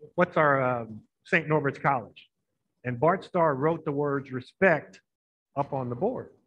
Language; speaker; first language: English; native; English